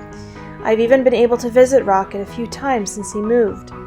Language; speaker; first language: English; native; English